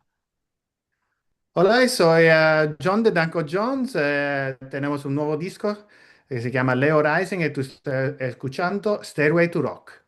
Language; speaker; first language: Spanish; non-native, learner; Italian